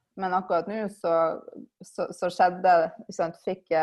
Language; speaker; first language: Norwegian; native; Norwegian